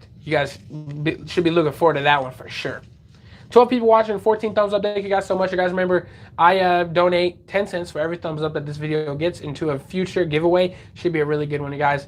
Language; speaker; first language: English; native; English